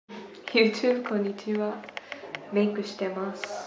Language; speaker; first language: Japanese; non-native, fluent; English